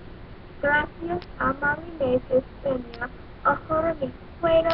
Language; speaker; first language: Spanish; non-native, learner; English